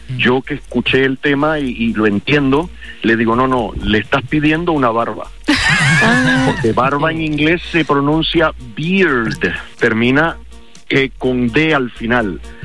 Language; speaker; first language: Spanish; early bilingual, heritage; Spanish